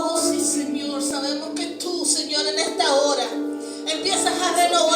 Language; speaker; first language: Spanish; native; Spanish